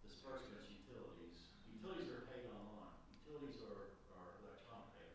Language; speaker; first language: English; native; English